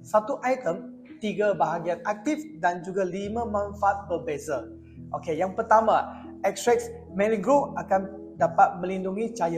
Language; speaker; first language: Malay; non-native, local second language; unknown